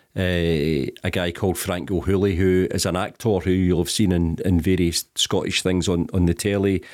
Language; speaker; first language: English; native; English